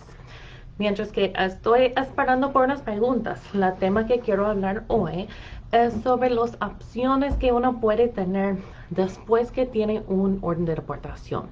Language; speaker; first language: Spanish; non-native, fluent; English